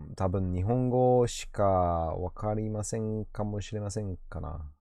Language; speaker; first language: Japanese; non-native, learner; English